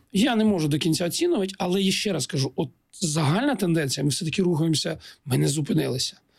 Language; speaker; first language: Ukrainian; non-native, local second language; Russian